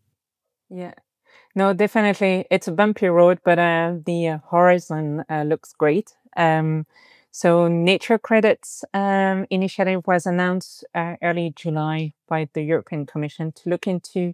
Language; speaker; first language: English; non-native, fluent; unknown